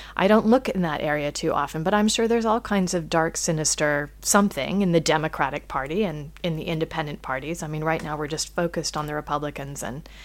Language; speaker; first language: English; native; English